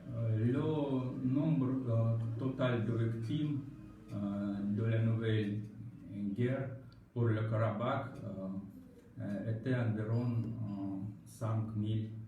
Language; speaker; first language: French; non-native, learner; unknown